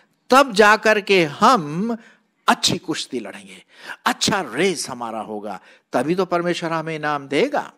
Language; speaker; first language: Hindi; non-native, local second language; Marathi